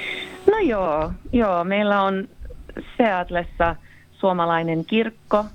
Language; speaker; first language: Finnish; early bilingual, heritage; Finnish